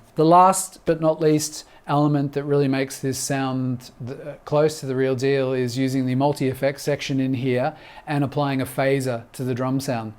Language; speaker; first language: English; native; English